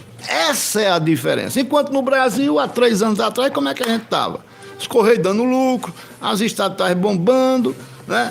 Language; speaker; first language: Portuguese; native; Portuguese